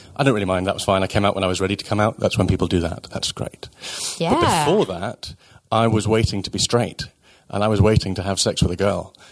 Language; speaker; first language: English; native; English